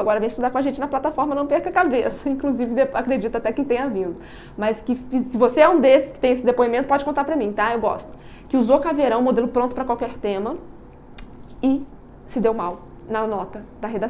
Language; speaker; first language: Portuguese; native; Portuguese